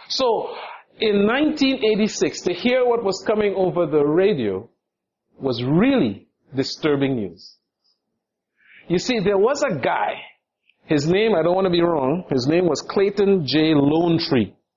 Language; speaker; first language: English; native; English